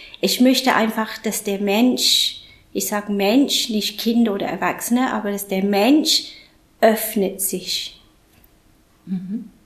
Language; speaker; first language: German; non-native, fluent; English